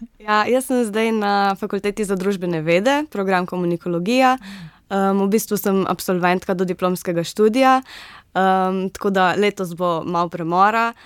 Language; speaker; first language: Slovenian; native; Slovenian